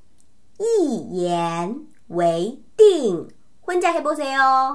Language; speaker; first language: Korean; non-native, fluent; Chinese